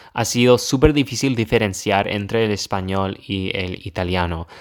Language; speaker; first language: Spanish; non-native, fluent; English